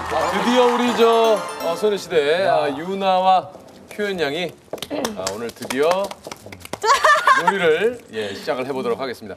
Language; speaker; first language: Korean; native; Korean